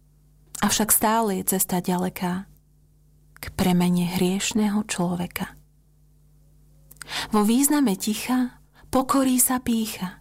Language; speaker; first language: Slovak; native; Slovak